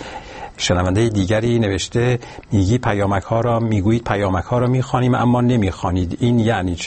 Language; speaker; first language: Persian; native; Persian